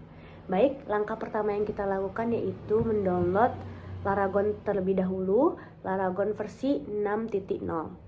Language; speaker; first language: Indonesian; native; Indonesian